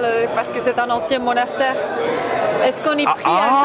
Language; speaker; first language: French; native; French